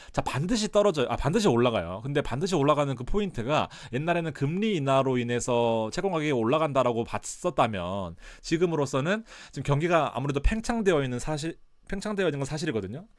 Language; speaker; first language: Korean; native; Korean